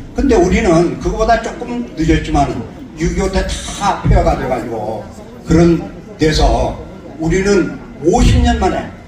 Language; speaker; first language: Korean; native; Korean